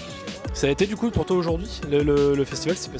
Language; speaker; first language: French; native; French